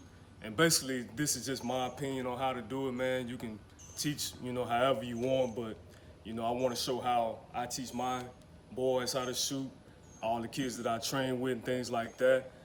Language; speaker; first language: English; native; English